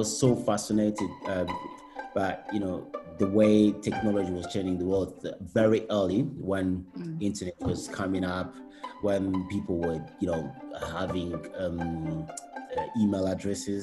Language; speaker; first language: English; non-native, local second language; Kinyarwanda